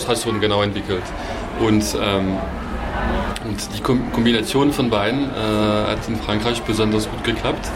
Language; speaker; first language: German; non-native, fluent; French